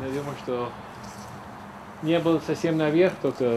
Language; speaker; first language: Russian; early bilingual, heritage; Russian